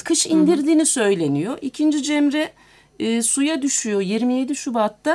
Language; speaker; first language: Turkish; native; Turkish